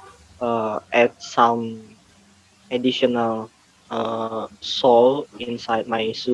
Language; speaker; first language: English; non-native, learner; Indonesian